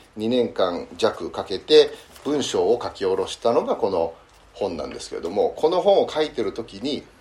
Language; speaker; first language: Japanese; early bilingual, heritage; Japanese